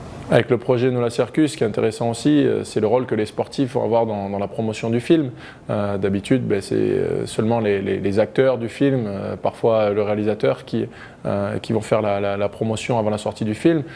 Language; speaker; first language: French; native; French